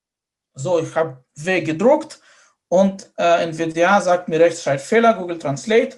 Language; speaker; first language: German; non-native, fluent; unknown